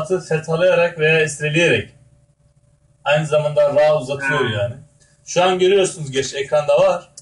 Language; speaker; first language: Turkish; native; Turkish